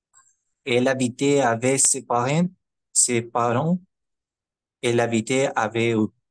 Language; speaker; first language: French; non-native, learner; Spanish